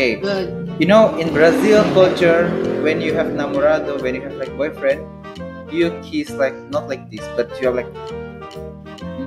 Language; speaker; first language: English; non-native, learner; Indonesian